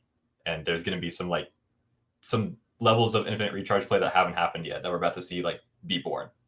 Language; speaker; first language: English; native; English